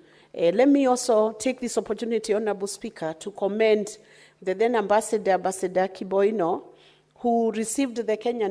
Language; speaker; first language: English; non-native, local second language; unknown